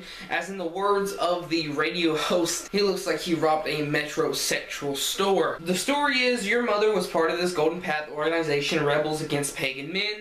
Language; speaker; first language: English; native; English